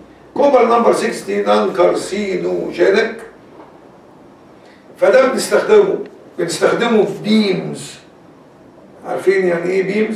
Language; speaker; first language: Arabic; native; Arabic